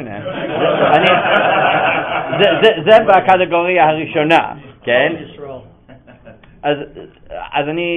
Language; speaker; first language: Hebrew; non-native, fluent; English